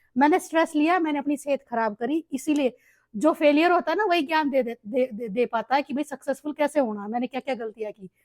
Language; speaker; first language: Hindi; native; Hindi